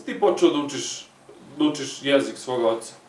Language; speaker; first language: Serbian; native; Serbian